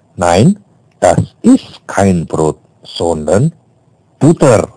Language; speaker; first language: German; non-native, fluent; Indonesian